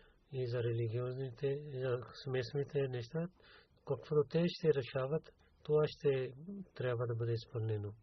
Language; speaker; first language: Bulgarian; non-native, learner; Urdu